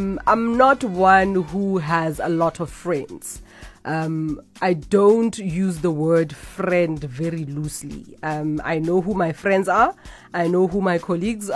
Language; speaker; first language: English; non-native, local second language; South Ndebele